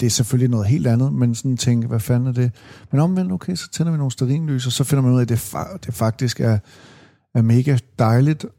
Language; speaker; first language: Danish; native; Danish